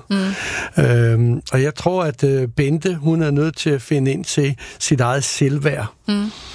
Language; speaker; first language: Danish; early bilingual, other home language; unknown